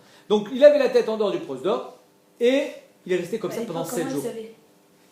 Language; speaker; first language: French; native; French